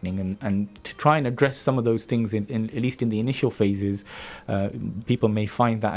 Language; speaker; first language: English; native; English